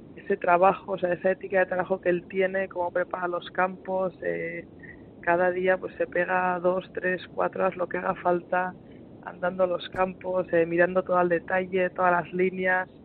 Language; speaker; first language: Spanish; native; Spanish